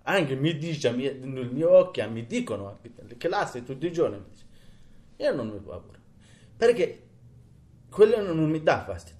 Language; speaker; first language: Italian; non-native, learner; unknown